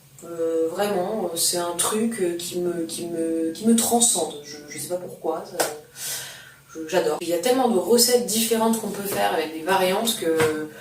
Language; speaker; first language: French; native; French